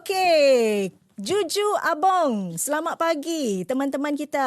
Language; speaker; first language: Malay; native; Malay